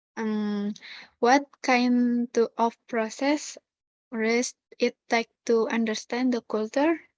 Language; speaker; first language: English; non-native, learner; Indonesian